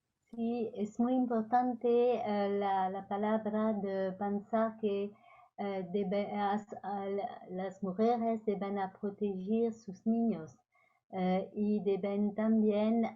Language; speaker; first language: Spanish; non-native, learner; French